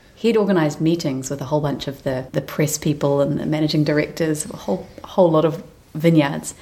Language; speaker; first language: English; native; English